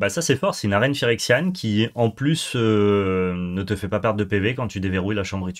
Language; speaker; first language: French; native; French